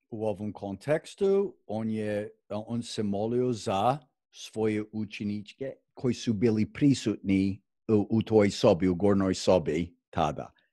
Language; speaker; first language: Croatian; non-native, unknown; English